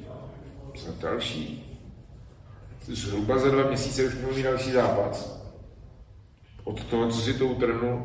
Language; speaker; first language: Czech; native; Czech